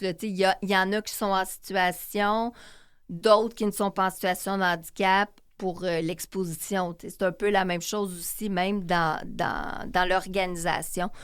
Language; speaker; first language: French; native; French